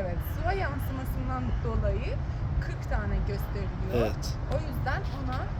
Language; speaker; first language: Turkish; non-native, learner; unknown